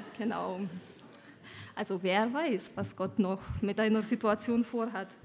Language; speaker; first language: German; early bilingual, other home language; Romanian